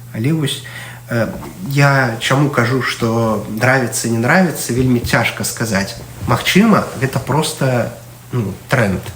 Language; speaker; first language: Belarusian; non-native, local second language; Russian